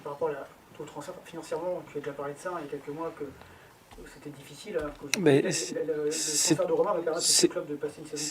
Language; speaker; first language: French; native; French